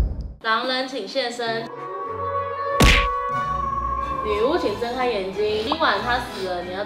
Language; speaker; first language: Chinese; native; Chinese